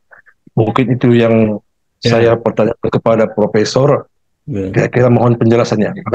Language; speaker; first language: Indonesian; native; Indonesian